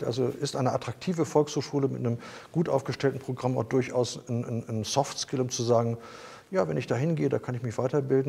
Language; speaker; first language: German; native; German